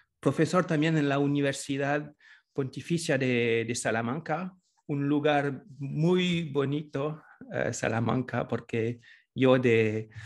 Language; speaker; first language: Spanish; non-native, fluent; French